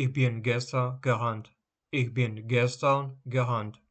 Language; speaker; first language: German; non-native, fluent; Ukrainian